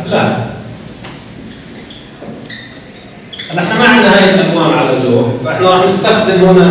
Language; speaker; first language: Arabic; native; Arabic